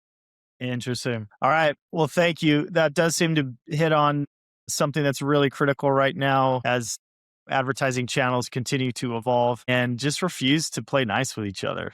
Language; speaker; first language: English; native; English